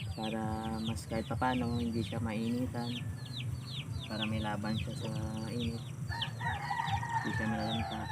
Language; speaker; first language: Filipino; non-native, local second language; Hiligaynon